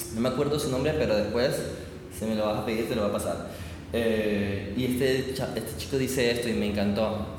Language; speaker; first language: Spanish; native; Spanish